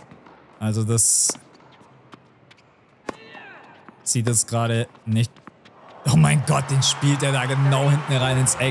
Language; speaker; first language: German; native; German